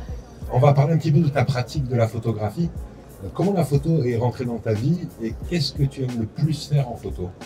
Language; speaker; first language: French; native; French